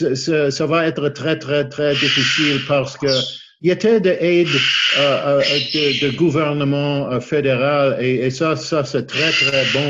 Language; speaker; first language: French; non-native, learner; English